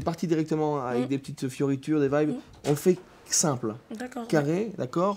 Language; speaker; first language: French; native; French